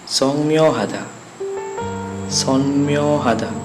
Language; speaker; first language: Korean; non-native, fluent; Sinhala